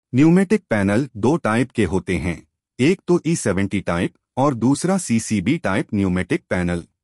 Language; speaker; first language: Hindi; native; Hindi